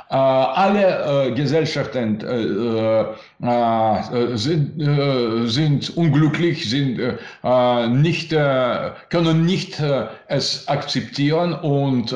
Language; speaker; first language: German; non-native, learner; Russian